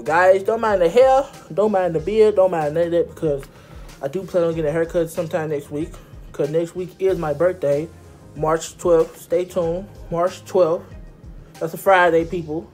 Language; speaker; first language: English; native; English